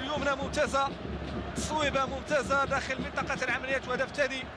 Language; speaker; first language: Arabic; native; Arabic